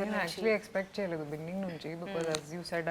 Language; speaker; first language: Telugu; non-native, fluent; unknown